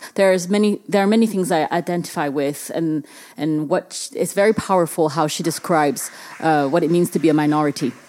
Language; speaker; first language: English; early bilingual, other home language; Chinese